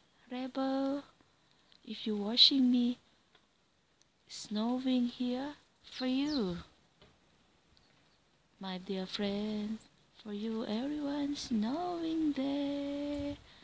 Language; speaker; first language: English; non-native, learner; Thai